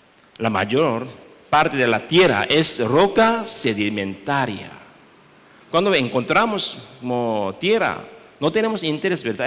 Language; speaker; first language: Spanish; non-native, learner; Korean